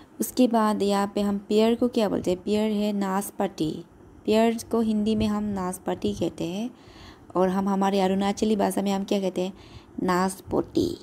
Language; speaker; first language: Hindi; non-native, local second language; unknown